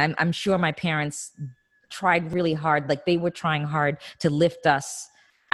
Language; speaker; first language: English; native; English